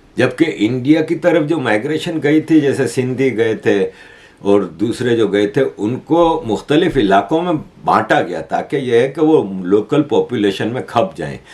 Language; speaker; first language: Urdu; native; Urdu